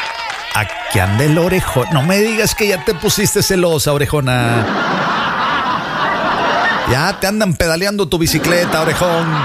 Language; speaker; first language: Spanish; native; Spanish